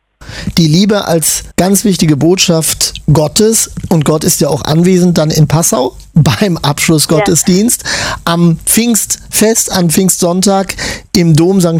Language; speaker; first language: German; native; German